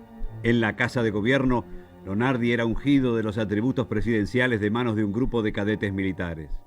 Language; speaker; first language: Spanish; native; Spanish